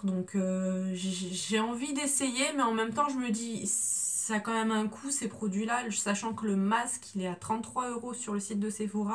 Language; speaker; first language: French; native; French